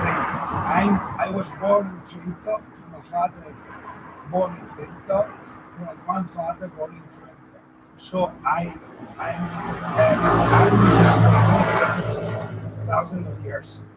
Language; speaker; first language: English; non-native, learner; Italian